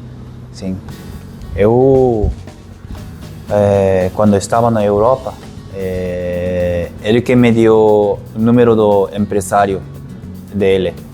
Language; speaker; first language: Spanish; non-native, local second language; Portuguese